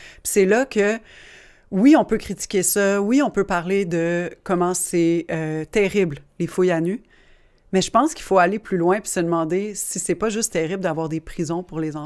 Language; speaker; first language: French; native; French